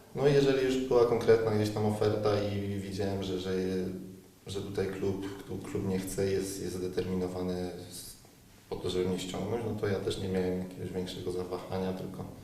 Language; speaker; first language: Polish; native; Polish